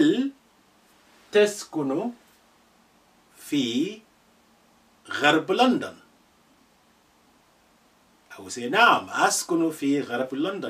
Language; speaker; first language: Arabic; non-native, fluent; English